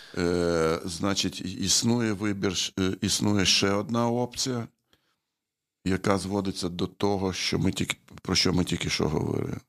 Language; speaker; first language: Ukrainian; native; Ukrainian